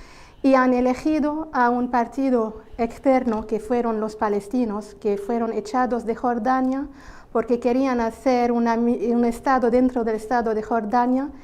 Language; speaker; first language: Spanish; non-native, fluent; Arabic